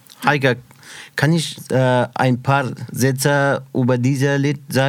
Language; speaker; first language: German; non-native, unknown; Persian